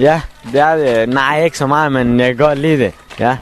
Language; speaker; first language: Danish; non-native, learner; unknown